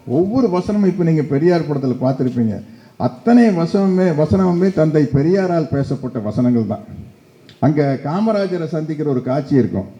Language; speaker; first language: Tamil; native; Tamil